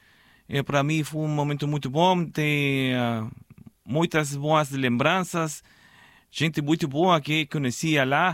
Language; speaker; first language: Portuguese; non-native, learner; Spanish